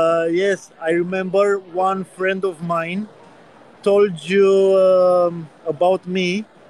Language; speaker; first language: English; non-native, learner; Romanian